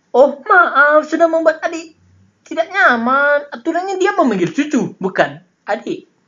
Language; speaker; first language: Indonesian; non-native, local second language; Minangkabau